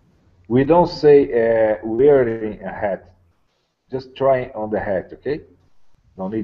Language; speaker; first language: English; non-native, learner; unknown